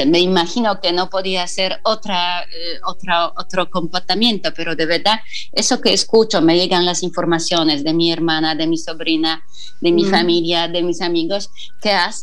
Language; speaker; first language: Spanish; non-native, fluent; Polish